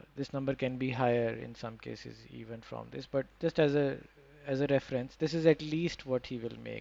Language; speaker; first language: English; non-native, local second language; Urdu